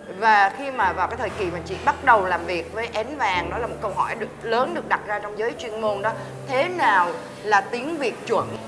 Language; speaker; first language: Vietnamese; native; Vietnamese